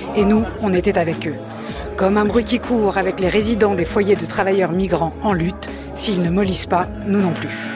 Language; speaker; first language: French; native; French